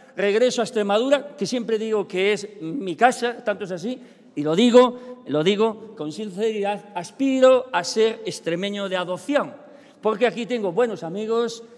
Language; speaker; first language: Spanish; native; Spanish